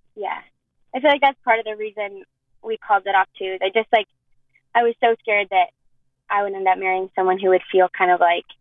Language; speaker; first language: English; native; English